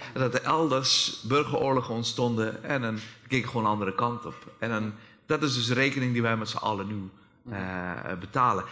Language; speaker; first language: Dutch; non-native, fluent; Persian